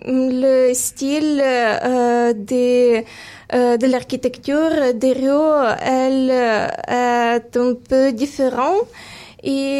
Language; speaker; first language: French; non-native, fluent; Ukrainian